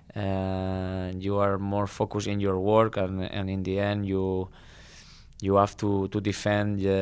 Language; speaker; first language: English; non-native, fluent; Spanish